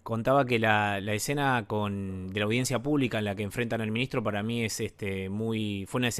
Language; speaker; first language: Spanish; native; Spanish